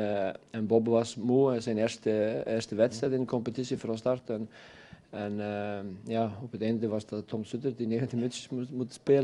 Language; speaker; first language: Dutch; non-native, fluent; Icelandic